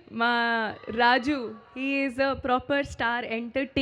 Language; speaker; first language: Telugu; non-native, local second language; Hindi